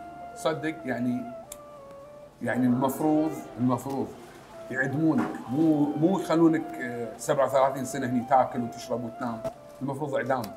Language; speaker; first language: Arabic; native; Arabic